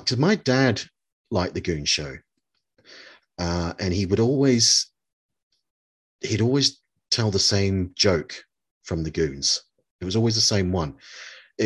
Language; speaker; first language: English; native; English